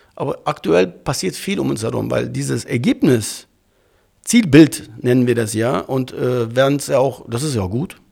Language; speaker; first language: German; early bilingual, other home language; Turkish